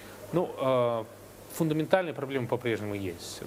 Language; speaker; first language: Russian; native; Russian